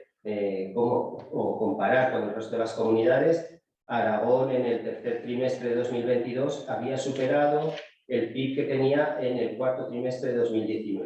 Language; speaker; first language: Spanish; native; Spanish